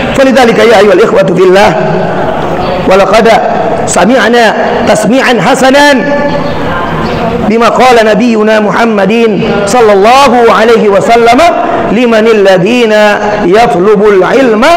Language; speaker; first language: Arabic; non-native, fluent; Indonesian